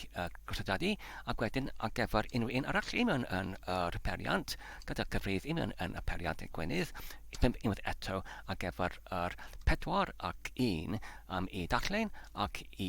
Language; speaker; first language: Welsh; non-native, learner; Polish